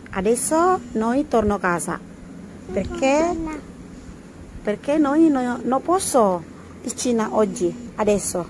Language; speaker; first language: Italian; non-native, learner; Indonesian